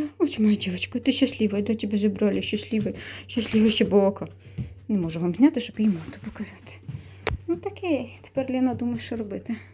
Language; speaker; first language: Ukrainian; non-native, local second language; Russian